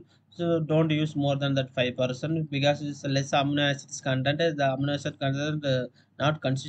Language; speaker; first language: English; non-native, local second language; Tamil